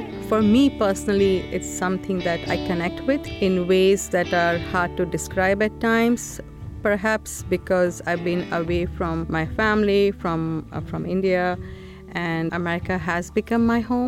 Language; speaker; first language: English; non-native, local second language; Hindi